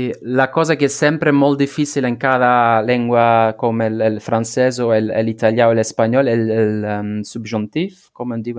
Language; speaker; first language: Catalan; non-native, learner; Dutch